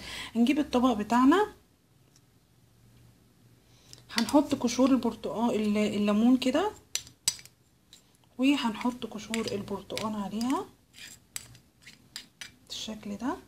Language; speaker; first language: Arabic; native; Arabic